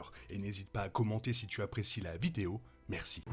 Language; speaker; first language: French; native; French